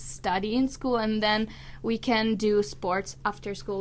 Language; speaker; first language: English; non-native, fluent; Italian